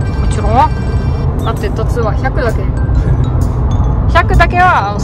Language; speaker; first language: Japanese; non-native, learner; German